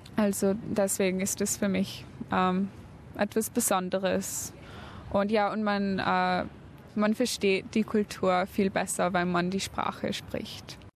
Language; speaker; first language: German; early bilingual, heritage; German